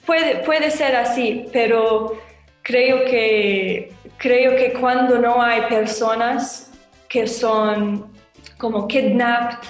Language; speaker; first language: Spanish; non-native, learner; Arabic